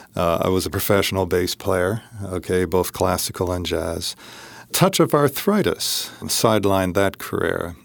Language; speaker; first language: English; native; English